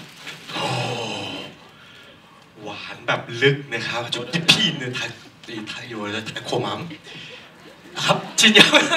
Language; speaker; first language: Korean; non-native, fluent; Thai